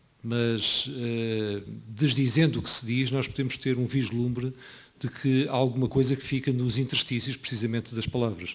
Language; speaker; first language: Portuguese; native; Portuguese